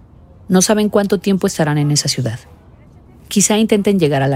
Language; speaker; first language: Spanish; native; Spanish